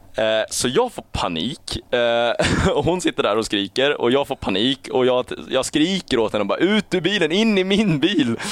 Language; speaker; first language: Swedish; early bilingual, other home language; Chinese